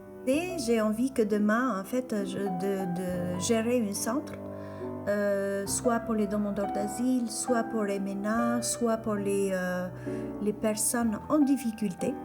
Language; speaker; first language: French; non-native, fluent; Albanian